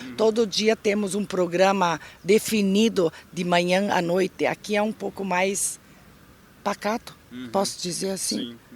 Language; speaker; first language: Portuguese; native; Portuguese